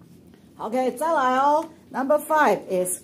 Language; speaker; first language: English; non-native, fluent; Chinese